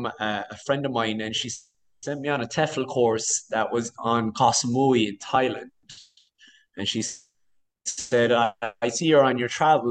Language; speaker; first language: English; native; English